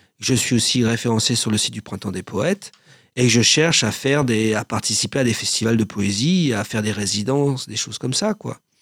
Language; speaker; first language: French; native; French